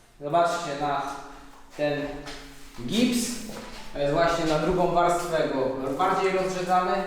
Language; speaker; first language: Polish; native; Polish